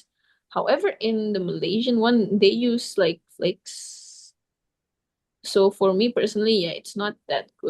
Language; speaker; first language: English; non-native, learner; Indonesian